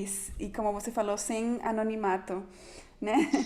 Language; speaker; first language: Portuguese; non-native, fluent; Spanish